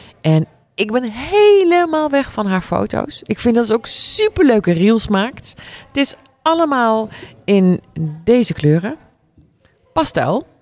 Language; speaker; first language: Dutch; native; Dutch